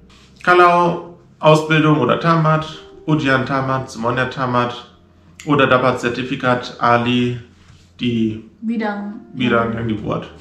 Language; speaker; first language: Indonesian; non-native, learner; German